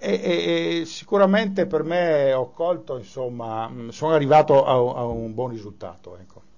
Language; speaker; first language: Italian; native; Italian